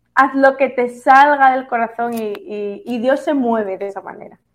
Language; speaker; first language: Spanish; native; Spanish